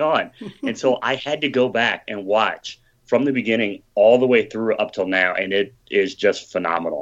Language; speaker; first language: English; native; English